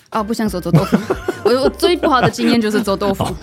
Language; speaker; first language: Chinese; non-native, fluent; German